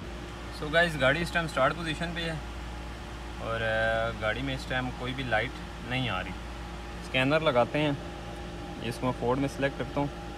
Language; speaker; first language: Urdu; native; Urdu